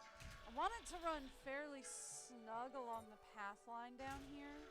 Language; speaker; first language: English; native; English